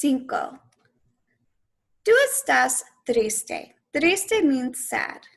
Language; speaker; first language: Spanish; non-native, fluent; English